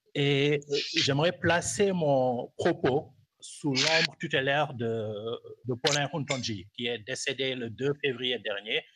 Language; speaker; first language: French; non-native, local second language; Fula